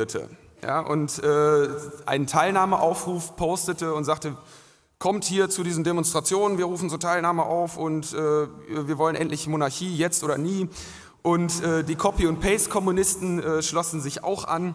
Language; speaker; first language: German; native; German